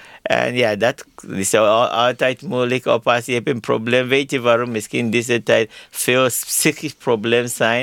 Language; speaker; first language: Dutch; non-native, learner; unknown